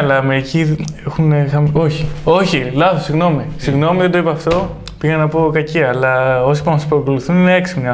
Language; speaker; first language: Greek; native; Greek